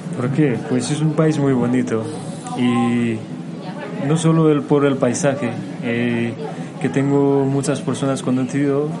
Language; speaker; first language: Spanish; non-native, fluent; Nepali